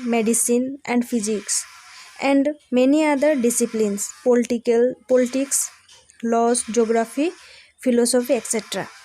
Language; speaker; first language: English; non-native, local second language; Assamese